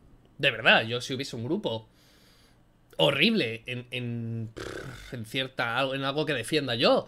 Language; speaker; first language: Spanish; native; Spanish